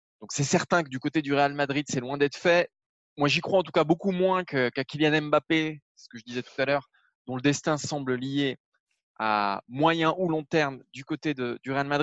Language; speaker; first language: French; native; French